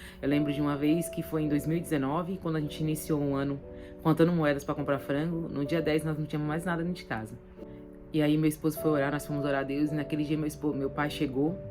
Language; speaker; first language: Portuguese; native; Portuguese